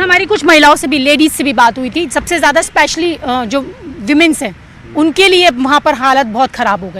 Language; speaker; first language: Hindi; native; Hindi